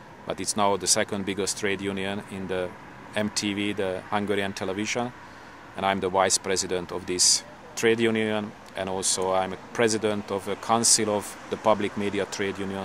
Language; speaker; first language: English; non-native, fluent; Hungarian